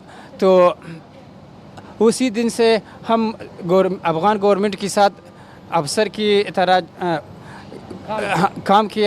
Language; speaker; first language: Hindi; non-native, learner; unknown